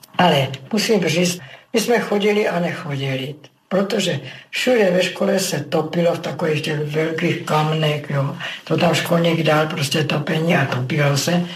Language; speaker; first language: Czech; native; Czech